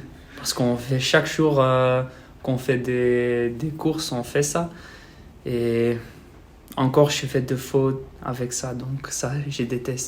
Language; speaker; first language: French; non-native, learner; Dutch